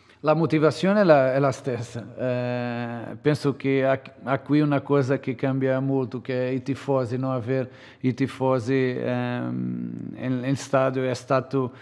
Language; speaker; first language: Italian; non-native, fluent; Portuguese